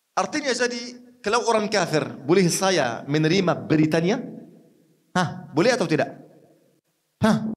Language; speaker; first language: Malay; non-native, fluent; Arabic